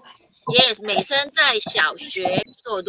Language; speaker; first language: Chinese; non-native, fluent; Filipino